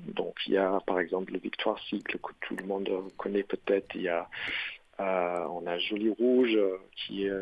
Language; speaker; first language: French; non-native, fluent; German